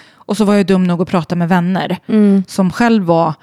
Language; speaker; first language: Swedish; native; Swedish